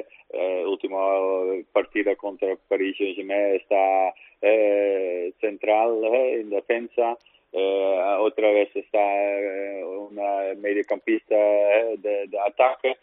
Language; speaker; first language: Spanish; non-native, learner; Dutch